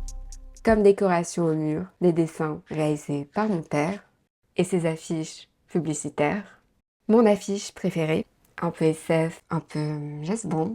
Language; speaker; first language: French; native; French